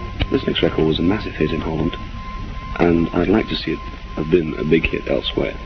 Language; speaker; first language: English; native; English